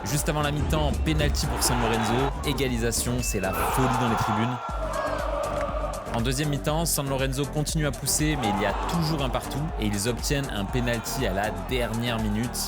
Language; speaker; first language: French; native; French